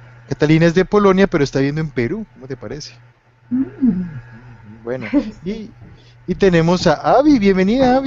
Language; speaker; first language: Spanish; native; Spanish